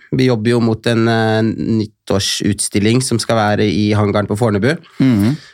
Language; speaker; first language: Norwegian; native; Norwegian